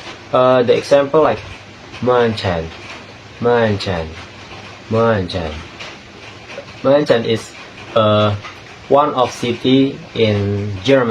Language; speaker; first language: English; non-native, learner; Indonesian